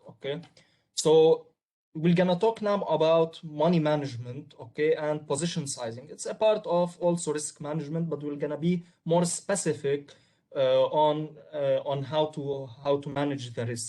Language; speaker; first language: English; non-native, local second language; Arabic